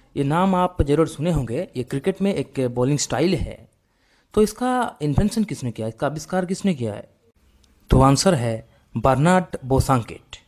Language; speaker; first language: Hindi; non-native, local second language; Bangla